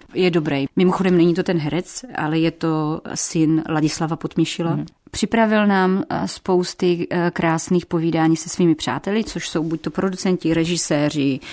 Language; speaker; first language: Czech; native; Czech